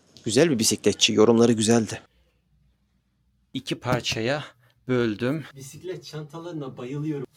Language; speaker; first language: Turkish; native; Turkish